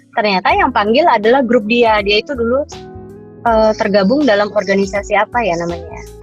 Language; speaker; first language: Indonesian; native; Indonesian